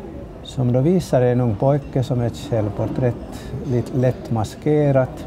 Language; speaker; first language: Swedish; native; Swedish